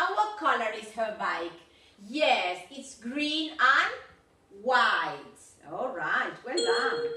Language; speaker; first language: English; non-native, fluent; Spanish